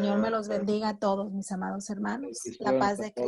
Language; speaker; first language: Spanish; native; Spanish